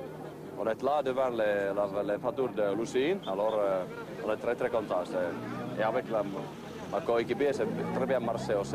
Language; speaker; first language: French; non-native, fluent; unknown